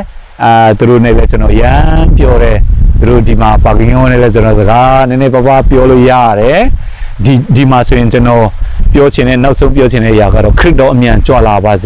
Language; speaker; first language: Burmese; non-native, fluent; Mizo